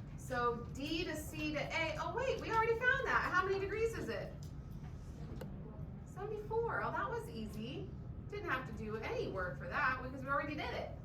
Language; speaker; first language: English; native; English